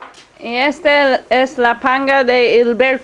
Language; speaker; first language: Spanish; non-native, learner; English